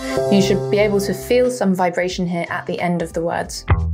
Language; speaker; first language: English; native; English